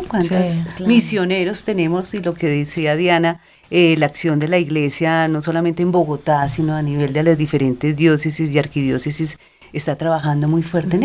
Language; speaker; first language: Spanish; native; Spanish